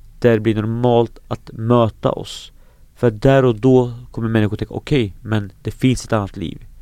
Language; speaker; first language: Swedish; early bilingual, other home language; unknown